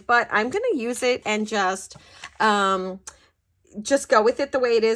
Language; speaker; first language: English; native; English